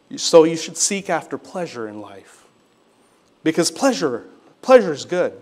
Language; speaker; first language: English; native; English